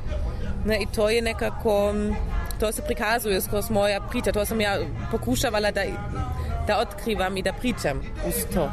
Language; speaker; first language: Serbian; non-native, learner; German